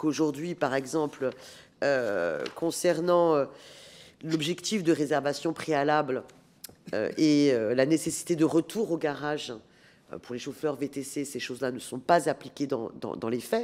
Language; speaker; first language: French; native; French